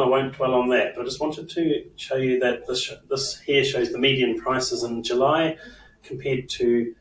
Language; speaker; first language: English; native; English